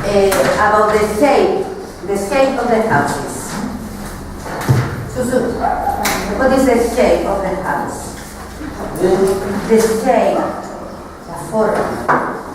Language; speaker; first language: English; non-native, fluent; Spanish